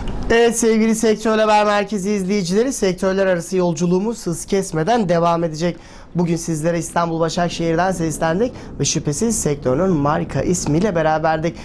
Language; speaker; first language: Turkish; native; Turkish